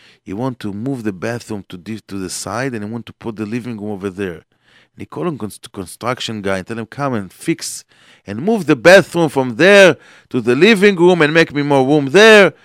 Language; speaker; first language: English; non-native, fluent; Hebrew